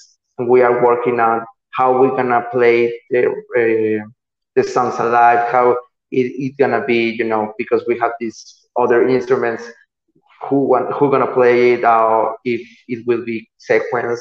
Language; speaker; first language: English; non-native, learner; Spanish